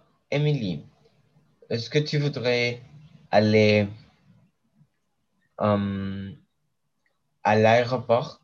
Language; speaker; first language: French; non-native, learner; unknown